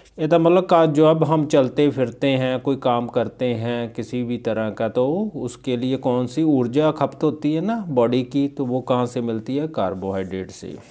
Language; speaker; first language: Hindi; non-native, local second language; Punjabi